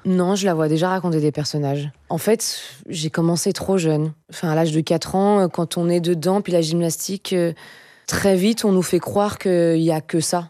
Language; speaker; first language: French; native; French